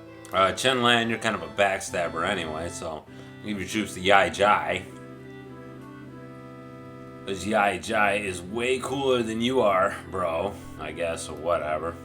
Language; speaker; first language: English; native; English